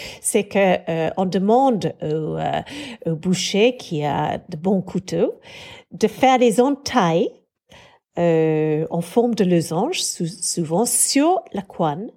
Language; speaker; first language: French; non-native, fluent; English